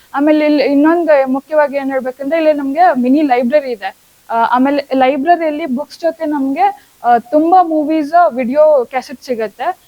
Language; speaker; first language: Kannada; native; Kannada